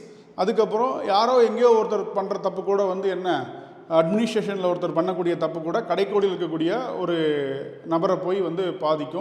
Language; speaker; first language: Tamil; native; Tamil